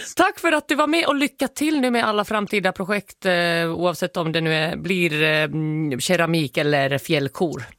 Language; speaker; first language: Swedish; native; Swedish